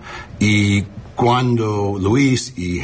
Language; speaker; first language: Spanish; non-native, learner; English